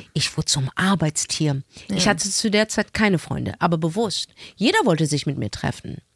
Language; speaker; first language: German; early bilingual, other home language; Arabic